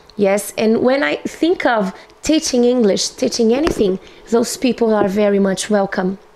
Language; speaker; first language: English; non-native, fluent; Portuguese